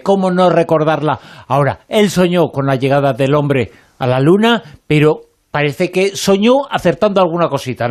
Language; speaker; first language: Spanish; native; Spanish